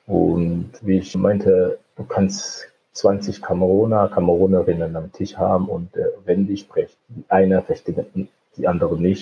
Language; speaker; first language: German; non-native, fluent; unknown